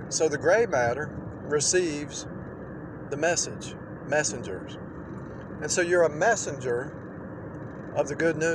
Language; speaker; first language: English; native; English